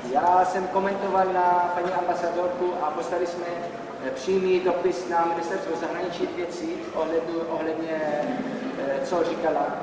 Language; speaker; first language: Czech; non-native, fluent; Arabic